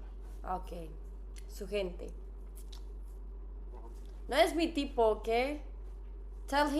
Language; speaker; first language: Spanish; non-native, learner; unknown